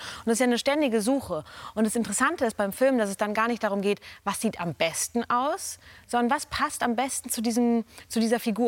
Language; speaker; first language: German; native; German